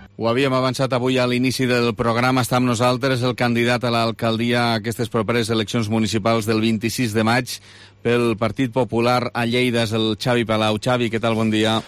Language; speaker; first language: Catalan; native; Catalan